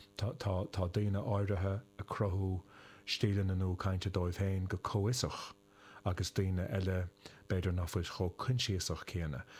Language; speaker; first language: Irish; native; Irish